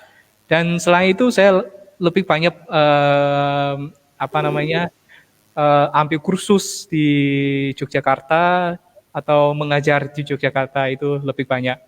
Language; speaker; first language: Indonesian; non-native, fluent; Armenian